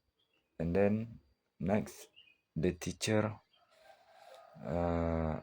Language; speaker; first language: English; non-native, learner; Indonesian